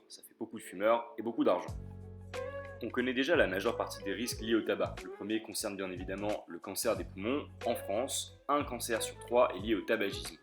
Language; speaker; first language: French; native; French